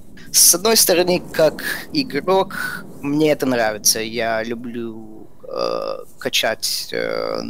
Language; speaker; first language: Russian; early bilingual, heritage; Russian